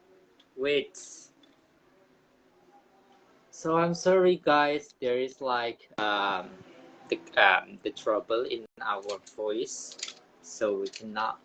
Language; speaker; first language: English; non-native, local second language; Indonesian